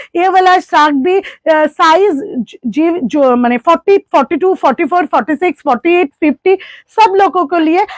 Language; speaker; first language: Hindi; non-native, local second language; Bangla